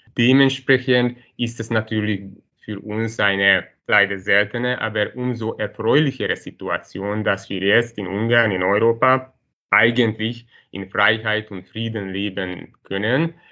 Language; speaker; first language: German; non-native, fluent; Hungarian